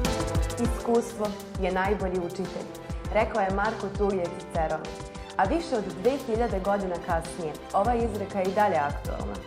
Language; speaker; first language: Bosnian; native; Bosnian